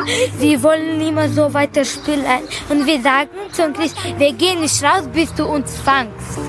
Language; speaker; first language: German; early bilingual, other home language; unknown